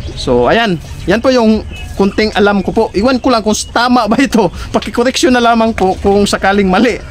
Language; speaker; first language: Filipino; non-native, local second language; Cebuano